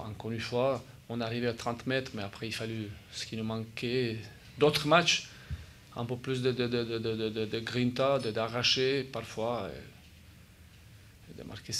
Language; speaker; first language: French; native; French